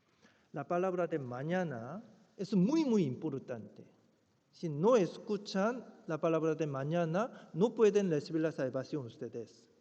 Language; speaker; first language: Spanish; non-native, fluent; Korean